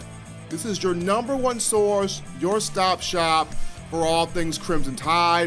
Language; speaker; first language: English; native; English